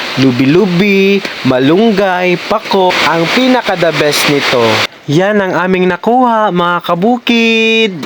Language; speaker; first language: Filipino; non-native, local second language; Bikol